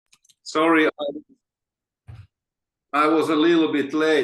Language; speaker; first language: English; non-native, fluent; Finnish